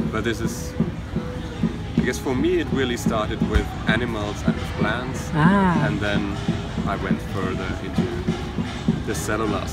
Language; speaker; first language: English; non-native, fluent; German